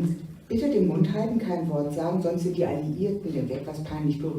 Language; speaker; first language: German; native; German